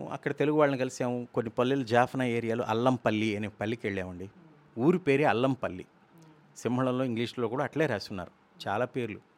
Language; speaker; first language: Telugu; native; Telugu